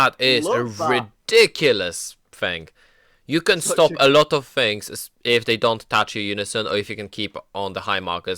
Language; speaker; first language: English; native; English